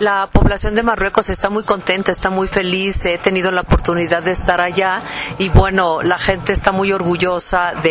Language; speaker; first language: Spanish; native; Spanish